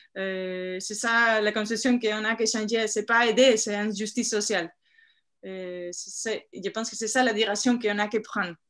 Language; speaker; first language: French; non-native, fluent; Spanish